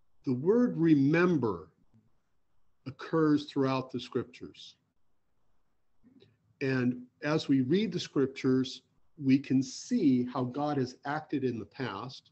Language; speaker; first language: English; native; English